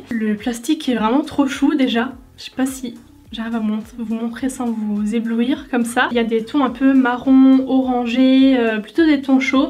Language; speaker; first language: French; native; French